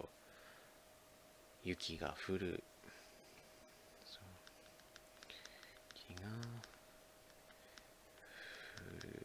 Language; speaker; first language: Japanese; non-native, fluent; English